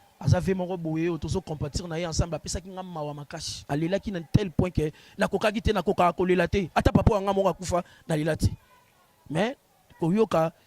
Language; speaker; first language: Lingala; native; Lingala